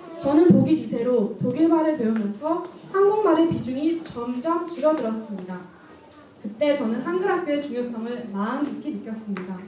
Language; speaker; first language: Korean; early bilingual, heritage; Korean